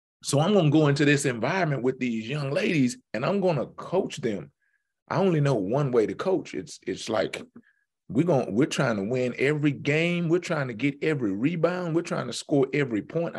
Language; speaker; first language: English; native; English